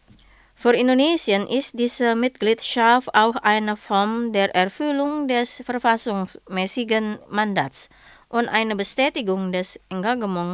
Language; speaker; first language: German; non-native, fluent; Indonesian